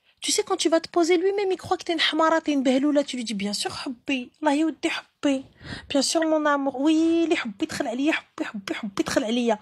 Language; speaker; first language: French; early bilingual, other home language; Arabic